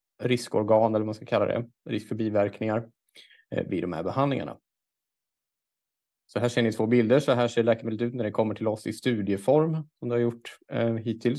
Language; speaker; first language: Swedish; native; Swedish